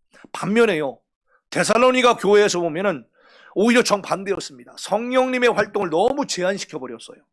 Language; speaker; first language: Korean; native; Korean